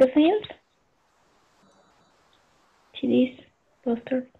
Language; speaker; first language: English; non-native, learner; Spanish